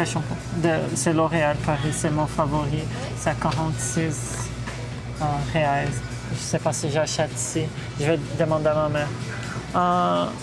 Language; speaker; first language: French; non-native, fluent; Portuguese